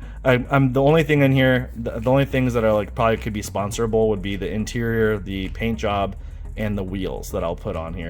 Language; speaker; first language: English; native; English